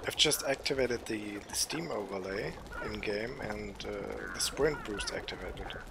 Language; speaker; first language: English; non-native, fluent; German